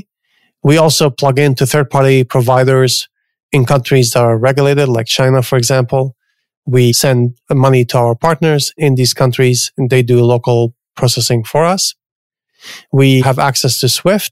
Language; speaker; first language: English; native; English